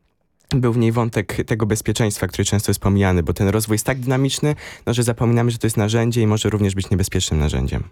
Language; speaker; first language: Polish; native; Polish